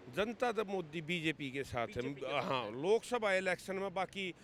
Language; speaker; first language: Hindi; native; Hindi